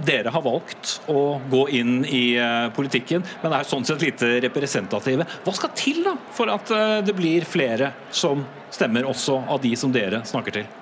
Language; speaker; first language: Norwegian; native; Norwegian